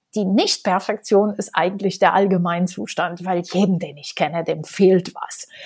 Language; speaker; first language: German; non-native, fluent; Romanian